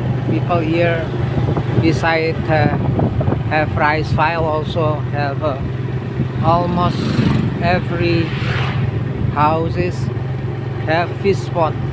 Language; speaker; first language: English; non-native, learner; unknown